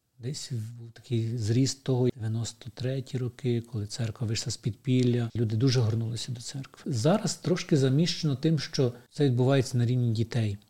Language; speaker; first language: Ukrainian; native; Ukrainian